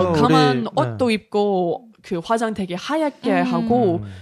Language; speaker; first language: Korean; non-native, learner; English